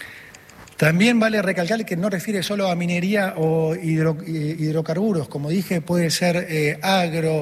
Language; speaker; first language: Spanish; native; Spanish